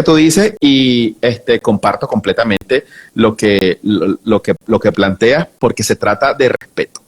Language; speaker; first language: Spanish; native; Spanish